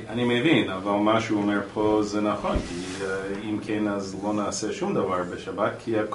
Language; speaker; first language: Hebrew; non-native, fluent; English